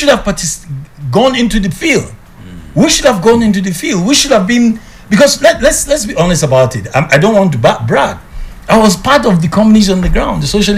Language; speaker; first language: English; non-native, local second language; Hausa